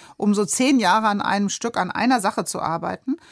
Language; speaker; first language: German; native; German